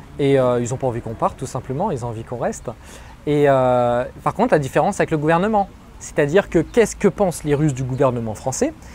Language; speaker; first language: French; native; French